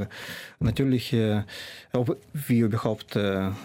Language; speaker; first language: German; non-native, fluent; Russian